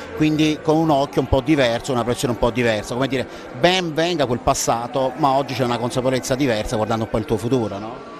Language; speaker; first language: Italian; native; Italian